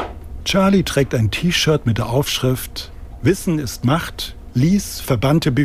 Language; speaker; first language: German; native; German